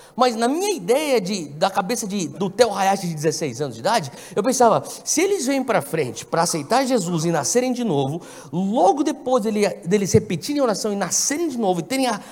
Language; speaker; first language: Portuguese; native; Portuguese